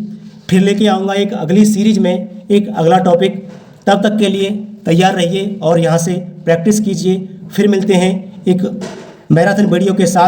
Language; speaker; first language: Hindi; native; Hindi